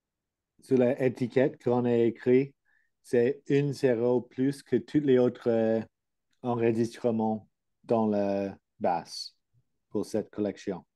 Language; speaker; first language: French; non-native, learner; English